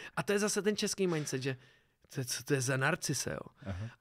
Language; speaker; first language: Czech; native; Czech